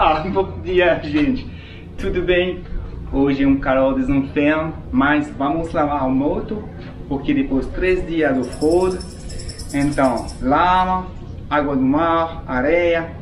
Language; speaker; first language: Portuguese; non-native, fluent; French